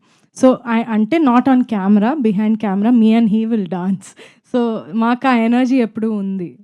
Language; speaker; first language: Telugu; non-native, fluent; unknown